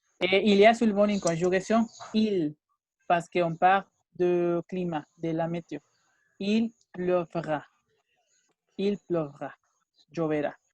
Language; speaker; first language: French; non-native, fluent; Spanish